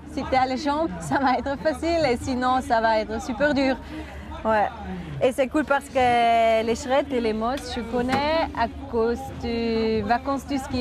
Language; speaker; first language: French; non-native, local second language; German